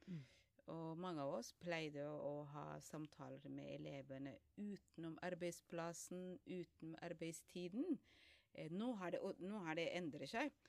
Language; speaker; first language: Norwegian; non-native, fluent; Somali